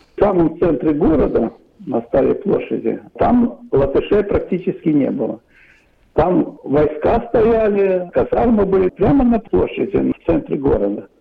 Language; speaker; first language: Russian; non-native, local second language; Polish